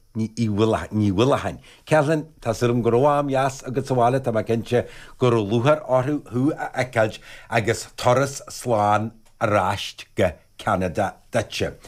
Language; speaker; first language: Irish; native; Irish